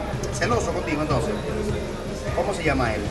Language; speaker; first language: Spanish; native; Spanish